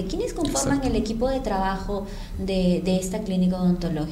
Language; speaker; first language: Spanish; native; Spanish